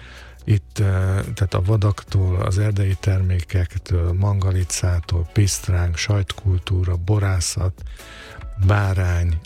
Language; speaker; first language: Hungarian; native; Hungarian